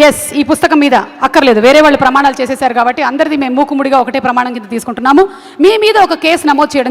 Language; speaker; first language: Telugu; native; Telugu